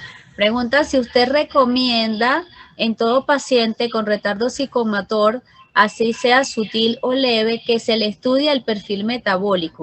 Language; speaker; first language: Spanish; native; Spanish